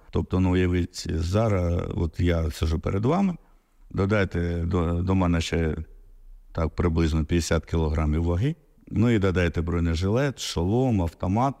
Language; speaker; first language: Ukrainian; non-native, local second language; Russian